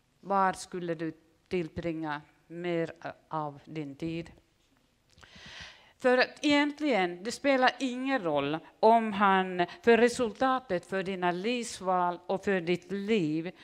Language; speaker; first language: Swedish; non-native, fluent; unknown